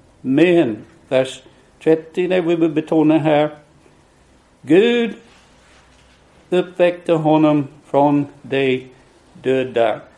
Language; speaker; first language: Swedish; non-native, fluent; English